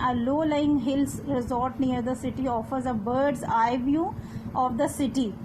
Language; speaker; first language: English; non-native, local second language; Urdu